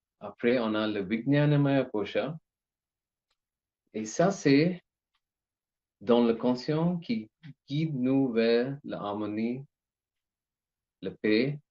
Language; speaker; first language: French; non-native, learner; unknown